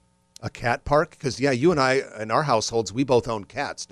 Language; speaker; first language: English; native; English